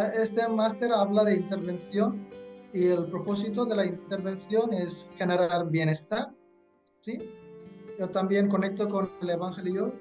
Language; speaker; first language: Spanish; non-native, fluent; Tamil